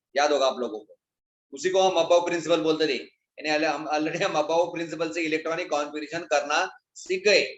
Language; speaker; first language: Hindi; non-native, local second language; Marathi